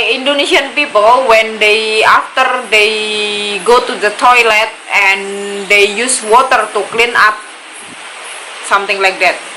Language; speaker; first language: English; non-native, learner; Indonesian